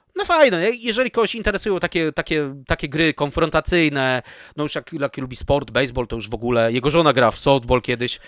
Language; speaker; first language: Polish; native; Polish